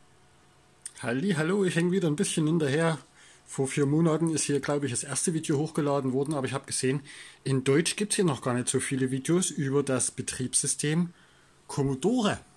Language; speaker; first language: German; native; German